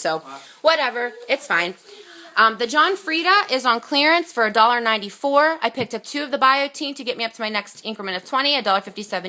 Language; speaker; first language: English; native; English